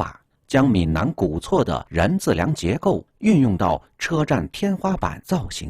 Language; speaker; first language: Chinese; native; Chinese